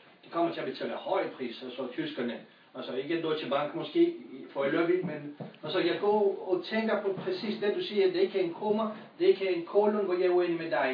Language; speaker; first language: Danish; non-native, fluent; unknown